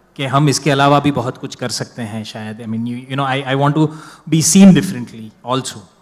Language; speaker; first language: Hindi; non-native, local second language; Gujarati